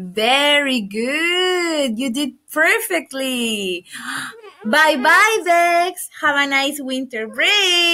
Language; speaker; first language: English; non-native, fluent; Spanish